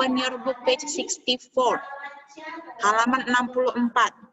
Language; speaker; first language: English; non-native, fluent; Indonesian